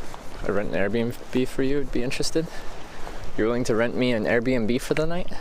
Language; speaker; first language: English; native; English